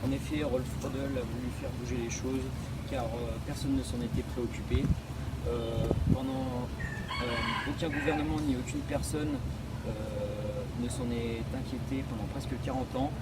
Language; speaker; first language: French; native; French